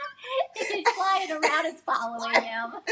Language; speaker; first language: English; native; English